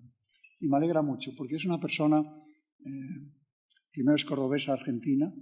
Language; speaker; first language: Spanish; native; Spanish